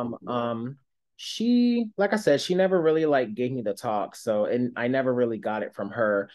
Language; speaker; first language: English; native; English